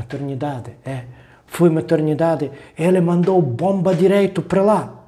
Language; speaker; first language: Portuguese; non-native, learner; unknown